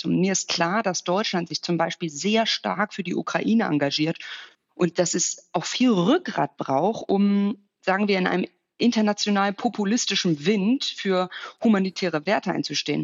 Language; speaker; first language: German; native; German